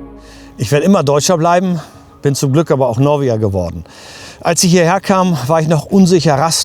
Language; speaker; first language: German; native; German